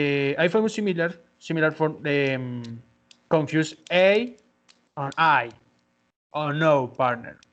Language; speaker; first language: English; non-native, learner; Spanish